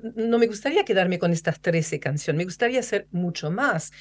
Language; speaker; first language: Spanish; non-native, fluent; French